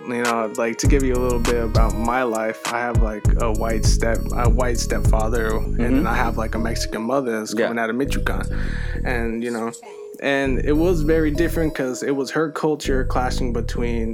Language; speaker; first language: English; native; English